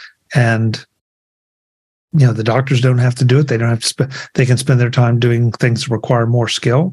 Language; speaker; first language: English; native; English